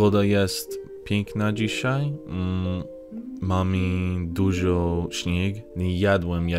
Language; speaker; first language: Polish; non-native, learner; English